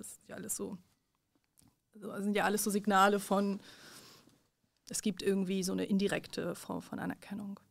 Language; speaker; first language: German; early bilingual, other home language; Persian